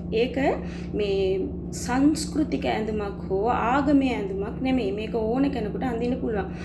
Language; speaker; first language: Sinhala; non-native, local second language; Tamil